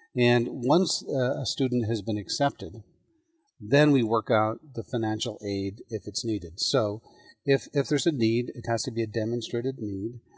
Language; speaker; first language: English; native; English